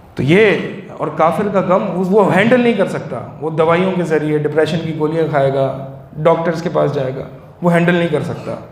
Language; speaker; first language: Urdu; native; Urdu